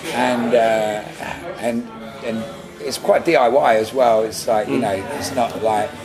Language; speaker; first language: English; native; English